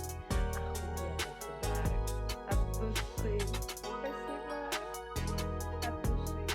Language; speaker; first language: Russian; non-native, local second language; Uzbek